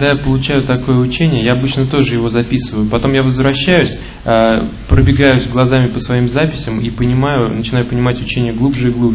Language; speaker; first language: Russian; native; Russian